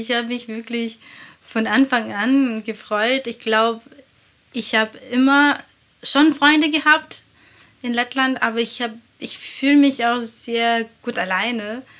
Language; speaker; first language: German; non-native, fluent; Latvian